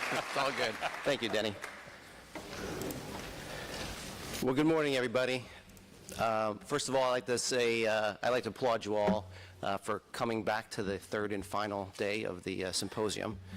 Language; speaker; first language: English; native; English